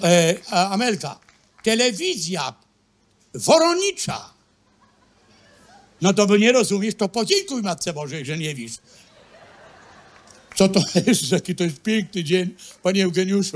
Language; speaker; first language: Polish; native; Polish